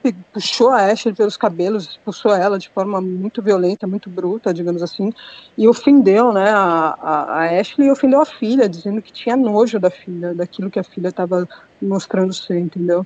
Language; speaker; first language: Portuguese; native; Portuguese